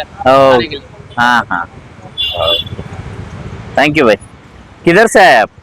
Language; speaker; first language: Hindi; non-native, local second language; Kannada